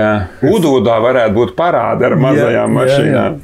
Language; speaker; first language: Latvian; native; Latvian